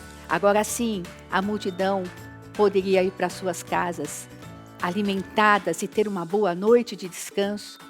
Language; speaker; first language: Portuguese; native; Portuguese